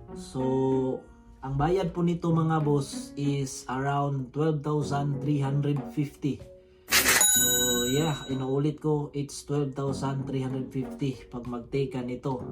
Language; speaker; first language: Filipino; non-native, local second language; Cebuano